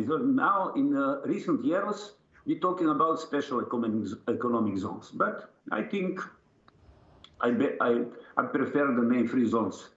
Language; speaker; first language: English; non-native, learner; Serbian